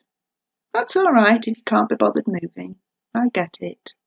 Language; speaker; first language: English; native; English